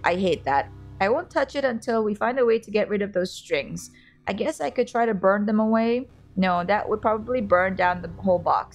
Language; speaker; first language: English; native; English